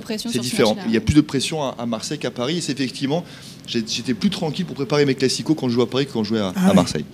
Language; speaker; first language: French; native; French